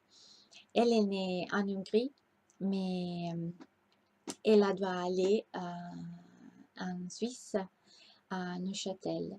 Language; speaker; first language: French; non-native, learner; Italian